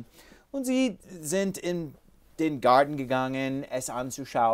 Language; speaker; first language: German; non-native, learner; English